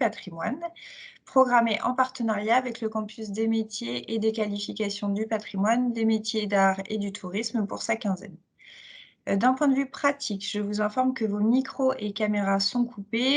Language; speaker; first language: French; native; French